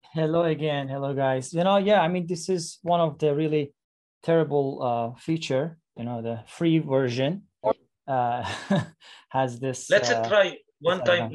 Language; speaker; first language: English; non-native, fluent; Persian